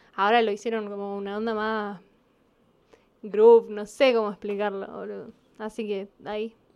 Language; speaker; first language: Spanish; native; Spanish